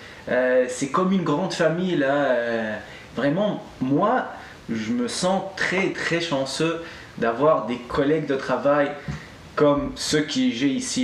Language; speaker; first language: French; non-native, local second language; Arabic